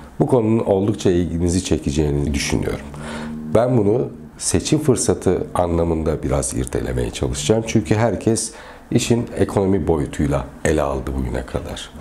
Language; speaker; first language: Turkish; native; Turkish